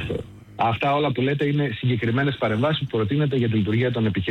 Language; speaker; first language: Greek; native; Greek